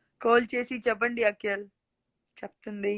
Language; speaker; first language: Telugu; non-native, learner; Gujarati